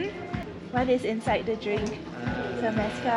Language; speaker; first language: English; non-native, fluent; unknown